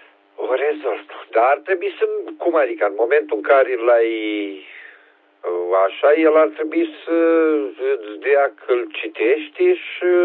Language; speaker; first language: Romanian; native; Romanian